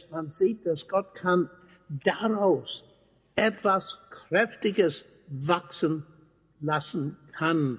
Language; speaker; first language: German; non-native, fluent; English